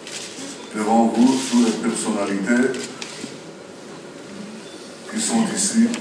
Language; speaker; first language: French; non-native, fluent; Hebrew